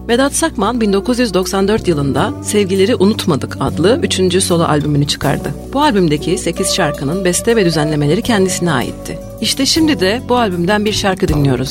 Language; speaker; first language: Turkish; native; Turkish